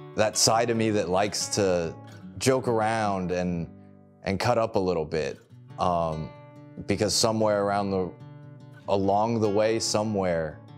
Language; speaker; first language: English; native; English